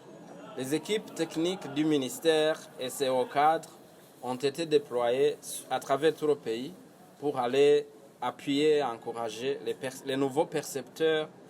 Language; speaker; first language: French; non-native, local second language; Rundi